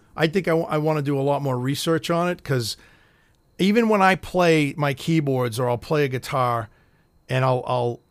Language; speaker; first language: English; native; English